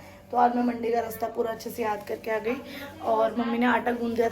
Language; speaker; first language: Hindi; native; Hindi